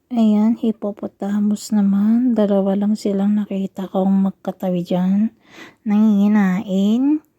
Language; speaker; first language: Filipino; native; Filipino